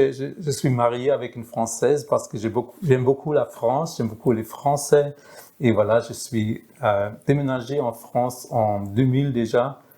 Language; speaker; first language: French; non-native, fluent; German